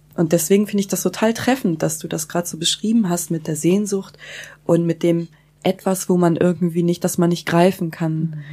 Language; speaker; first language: German; early bilingual, other home language; Kurdish